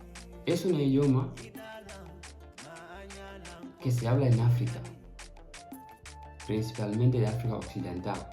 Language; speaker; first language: Spanish; non-native, fluent; Fula